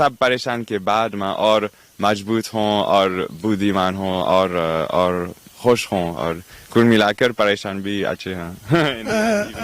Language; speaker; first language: Hindi; non-native, learner; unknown